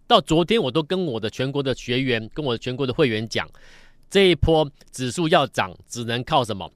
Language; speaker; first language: Chinese; native; Chinese